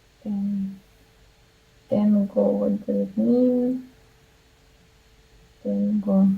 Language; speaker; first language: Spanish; non-native, learner; Russian